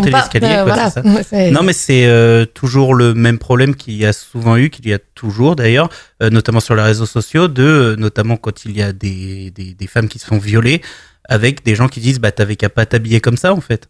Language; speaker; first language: French; native; French